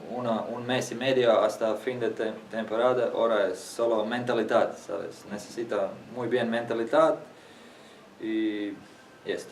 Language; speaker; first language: Spanish; non-native, learner; Latvian